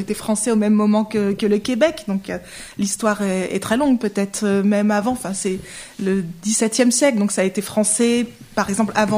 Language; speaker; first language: French; native; French